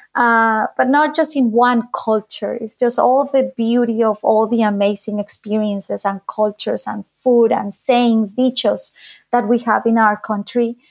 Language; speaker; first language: English; non-native, fluent; Spanish